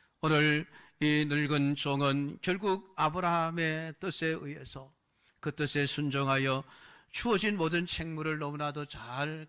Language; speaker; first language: Korean; native; Korean